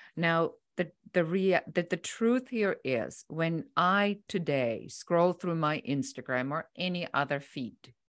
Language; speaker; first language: English; non-native, fluent; German